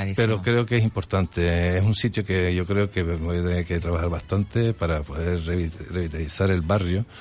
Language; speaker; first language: Spanish; early bilingual, other home language; French